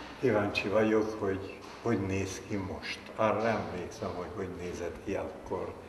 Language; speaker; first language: Hungarian; native; Hungarian